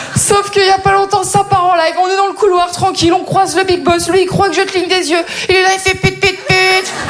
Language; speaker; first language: French; native; French